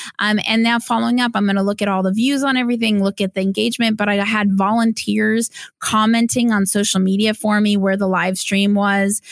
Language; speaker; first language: English; native; English